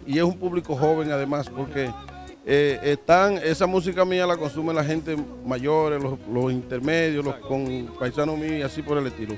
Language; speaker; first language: Spanish; native; Spanish